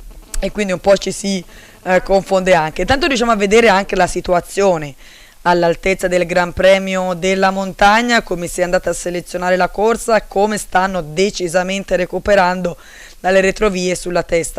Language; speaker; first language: Italian; native; Italian